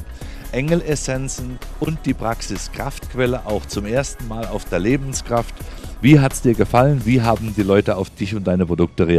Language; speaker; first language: German; native; German